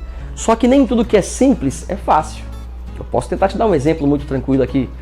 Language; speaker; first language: Portuguese; native; Portuguese